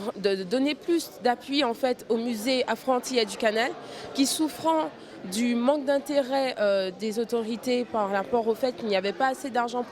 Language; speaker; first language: French; native; French